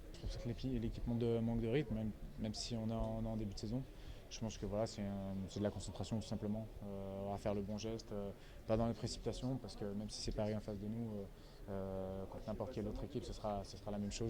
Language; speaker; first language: French; native; French